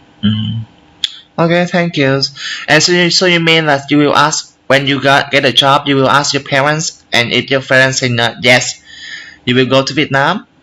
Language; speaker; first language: English; non-native, learner; Vietnamese